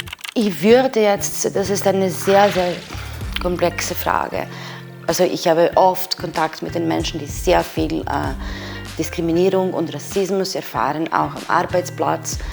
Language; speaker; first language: German; non-native, fluent; Serbian